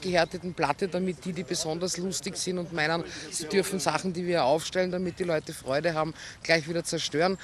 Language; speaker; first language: German; native; German